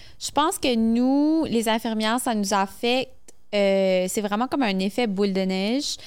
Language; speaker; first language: French; native; French